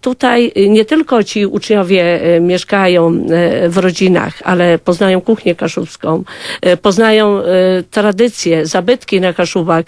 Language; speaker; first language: Polish; non-native, local second language; Kashubian